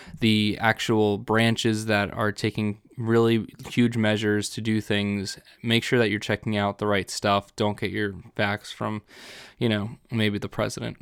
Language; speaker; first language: English; native; English